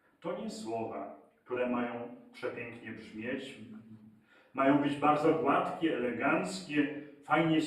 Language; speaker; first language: Polish; native; Polish